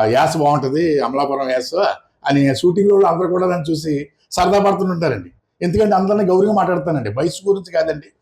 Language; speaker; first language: Telugu; native; Telugu